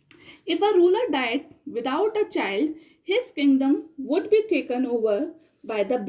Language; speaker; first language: English; non-native, local second language; Hindi